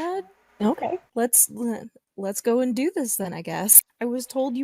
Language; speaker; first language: English; native; English